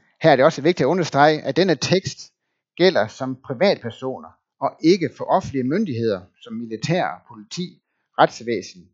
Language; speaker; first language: Danish; native; Danish